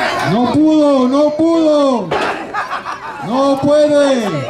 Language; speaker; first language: Spanish; early bilingual, heritage; Spanish